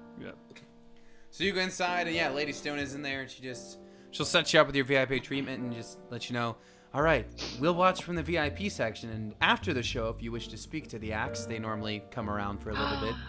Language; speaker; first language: English; native; English